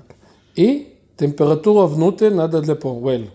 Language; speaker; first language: Russian; early bilingual, heritage; Russian